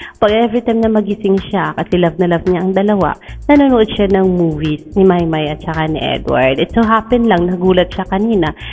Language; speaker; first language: Filipino; native; Filipino